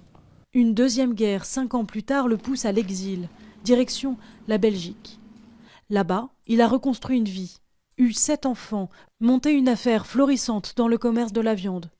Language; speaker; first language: French; native; French